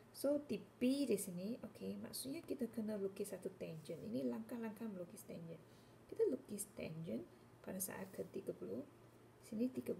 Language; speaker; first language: Malay; non-native, local second language; Chinese